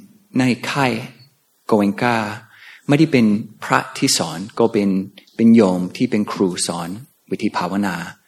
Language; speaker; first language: Thai; non-native, fluent; English